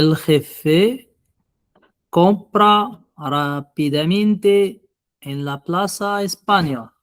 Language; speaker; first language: Spanish; non-native, learner; Arabic